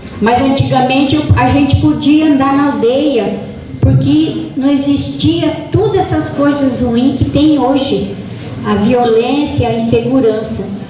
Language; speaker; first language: Portuguese; non-native, local second language; Guarani